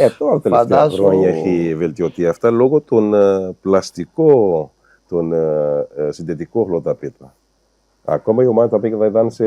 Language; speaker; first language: Greek; non-native, learner; Kabuverdianu